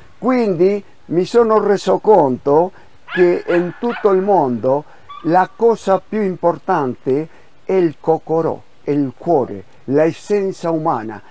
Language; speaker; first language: Italian; non-native, fluent; Spanish